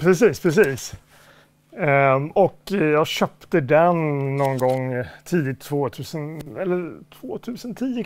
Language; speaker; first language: Swedish; native; Swedish